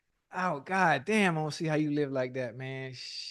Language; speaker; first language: English; native; English